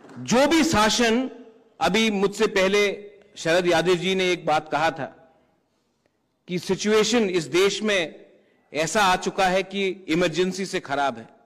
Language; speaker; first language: Hindi; non-native, local second language; Kok Borok